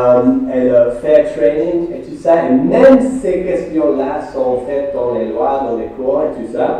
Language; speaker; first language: French; non-native, fluent; English